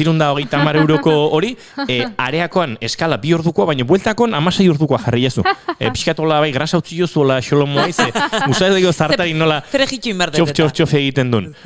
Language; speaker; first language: Basque; native; Basque